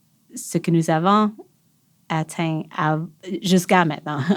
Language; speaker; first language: French; non-native, local second language; English